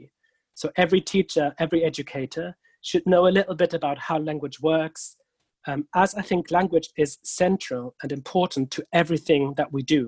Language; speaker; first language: English; non-native, fluent; German